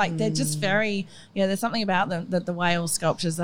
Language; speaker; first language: English; native; English